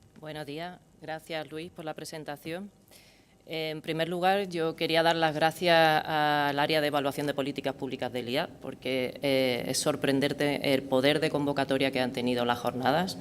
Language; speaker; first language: Spanish; native; Spanish